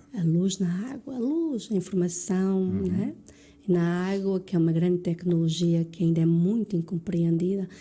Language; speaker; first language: Portuguese; early bilingual, other home language; French